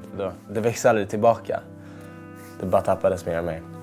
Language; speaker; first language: Swedish; native; Swedish